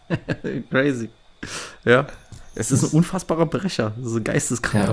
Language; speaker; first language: German; native; German